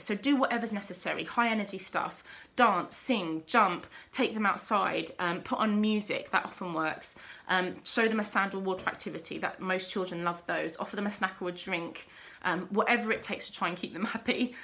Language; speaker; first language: English; native; English